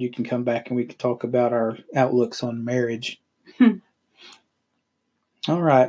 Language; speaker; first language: English; native; English